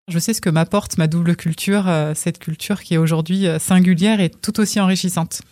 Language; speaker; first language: French; early bilingual, other home language; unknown